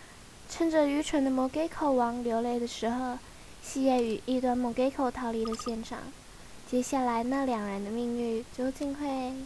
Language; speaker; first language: Chinese; native; Chinese